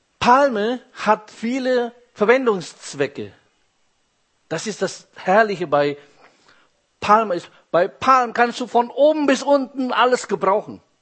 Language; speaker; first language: German; non-native, fluent; Indonesian